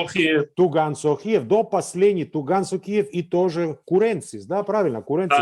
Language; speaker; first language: Russian; non-native, fluent; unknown